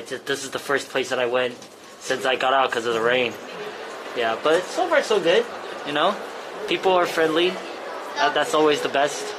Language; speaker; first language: English; early bilingual, other home language; Chinese